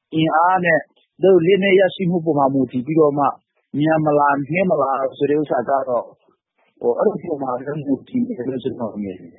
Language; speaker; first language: Burmese; non-native, local second language; Hakha Chin